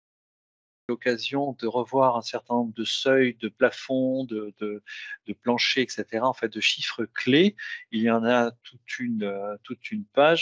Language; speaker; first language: French; native; French